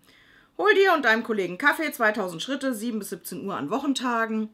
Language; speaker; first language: German; native; German